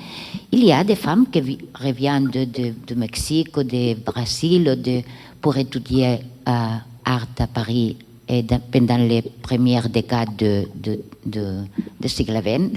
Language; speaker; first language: French; non-native, learner; Catalan